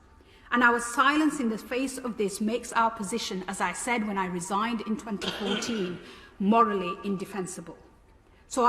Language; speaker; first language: English; native; English